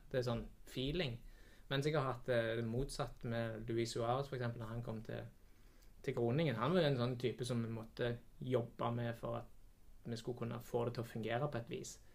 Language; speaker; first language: Norwegian; native; Norwegian